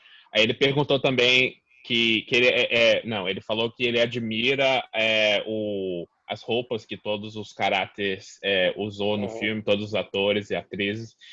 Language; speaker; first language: Portuguese; early bilingual, heritage; Portuguese